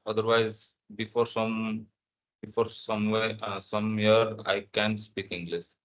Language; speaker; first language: English; non-native, learner; Odia